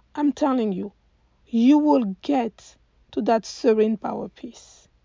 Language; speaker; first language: English; non-native, fluent; French